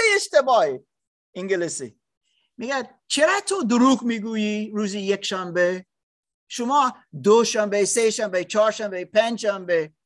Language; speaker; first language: Persian; non-native, learner; English